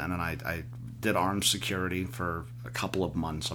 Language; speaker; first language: English; native; English